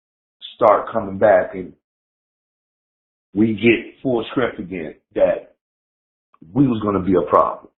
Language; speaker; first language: English; native; English